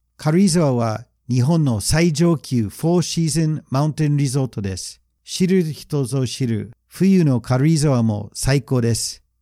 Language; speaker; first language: Japanese; non-native, fluent; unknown